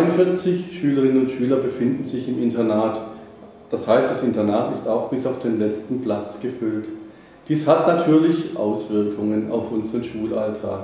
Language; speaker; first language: German; native; German